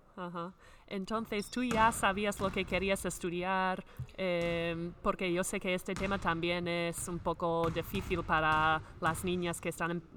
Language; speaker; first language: Spanish; non-native, fluent; English